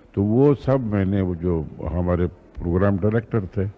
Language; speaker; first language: Hindi; native; Hindi